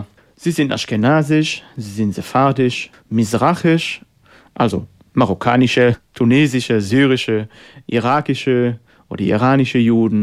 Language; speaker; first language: German; non-native, fluent; Hebrew